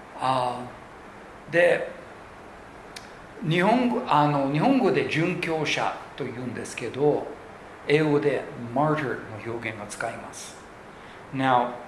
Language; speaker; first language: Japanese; non-native, local second language; English